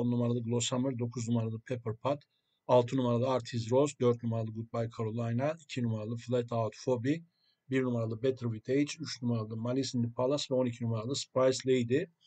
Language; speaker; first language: Turkish; native; Turkish